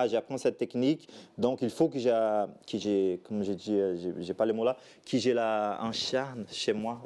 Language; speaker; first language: French; non-native, fluent; Portuguese